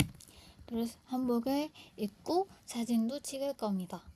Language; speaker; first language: Korean; non-native, fluent; Indonesian